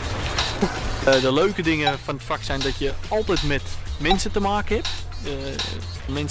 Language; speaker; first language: Dutch; native; Dutch